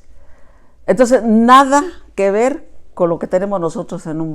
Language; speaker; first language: Spanish; native; Spanish